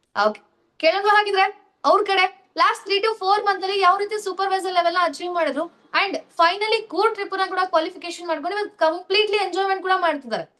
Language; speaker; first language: Kannada; native; Kannada